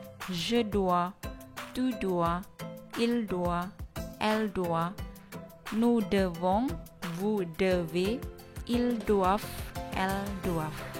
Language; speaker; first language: French; non-native, fluent; Indonesian